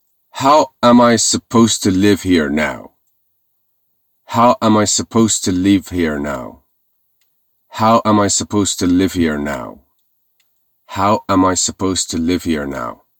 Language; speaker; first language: English; non-native, fluent; Persian